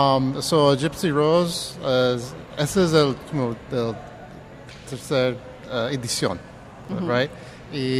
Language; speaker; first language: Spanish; early bilingual, heritage; English